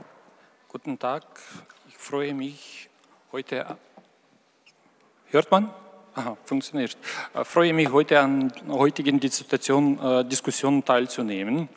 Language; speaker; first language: German; non-native, fluent; Ukrainian